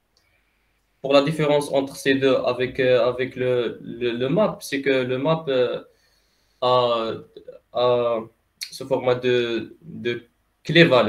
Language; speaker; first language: French; non-native, local second language; Arabic